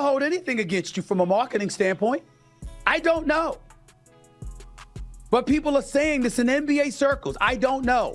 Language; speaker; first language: English; native; English